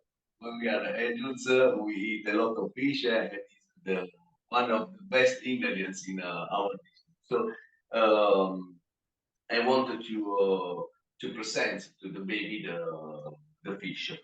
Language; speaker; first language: English; non-native, learner; Italian